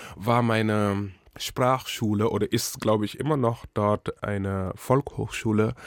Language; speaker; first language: German; non-native, fluent; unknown